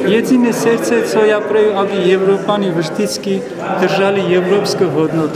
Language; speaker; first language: Czech; non-native, learner; Armenian